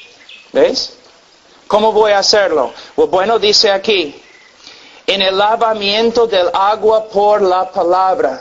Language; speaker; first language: Spanish; non-native, fluent; English